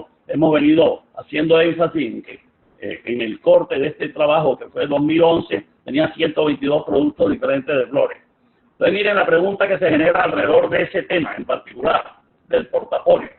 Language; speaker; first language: Spanish; native; Spanish